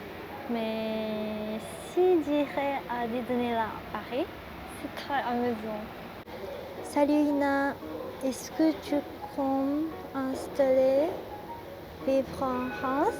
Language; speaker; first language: French; non-native, learner; Japanese